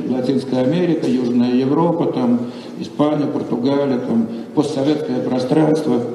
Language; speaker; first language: Russian; non-native, local second language; Armenian